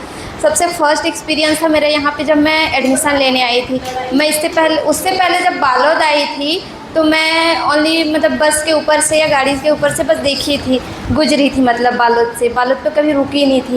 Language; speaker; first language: Hindi; native; Hindi